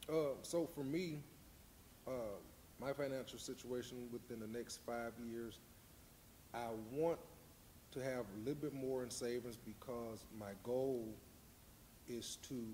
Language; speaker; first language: English; native; English